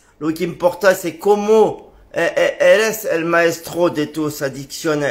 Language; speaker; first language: Spanish; non-native, learner; French